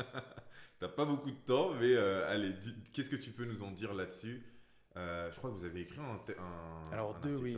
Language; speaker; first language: French; native; French